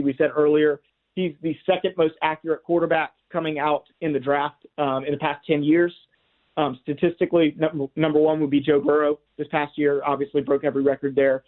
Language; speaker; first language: English; native; English